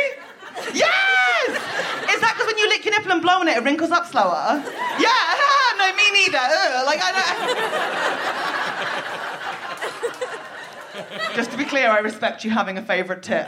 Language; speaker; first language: English; native; English